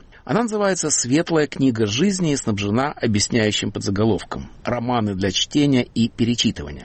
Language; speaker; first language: Russian; native; Russian